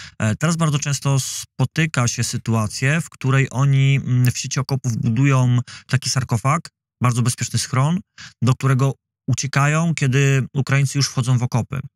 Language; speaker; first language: Polish; native; Polish